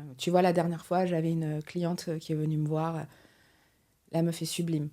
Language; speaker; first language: French; early bilingual, other home language; Portuguese